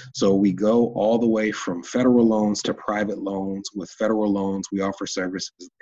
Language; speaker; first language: English; native; English